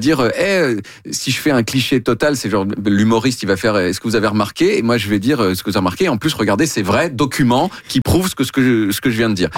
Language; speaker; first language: French; native; French